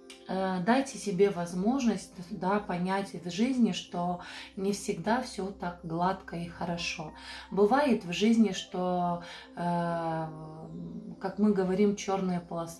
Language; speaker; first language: Russian; non-native, fluent; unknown